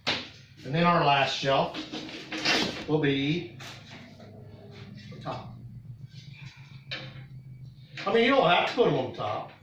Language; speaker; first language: English; native; English